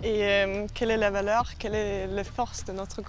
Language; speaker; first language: French; non-native, fluent; Danish